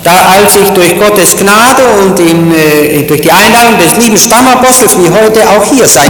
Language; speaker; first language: German; native; German